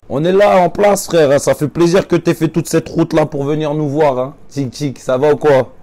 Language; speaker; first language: French; native; French